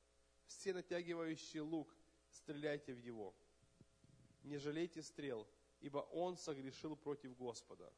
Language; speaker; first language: Russian; native; Russian